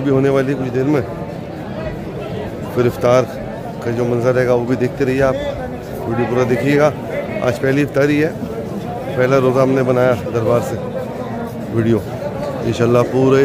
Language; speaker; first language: Urdu; native; Urdu